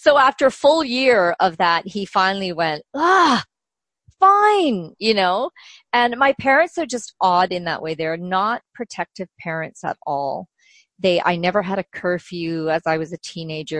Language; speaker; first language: English; native; English